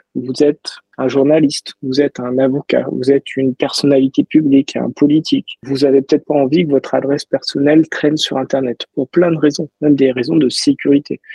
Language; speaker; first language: French; native; French